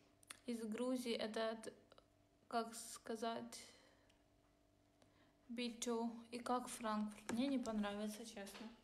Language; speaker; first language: Russian; non-native, local second language; Ukrainian